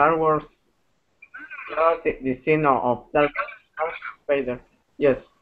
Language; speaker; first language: English; non-native, learner; Spanish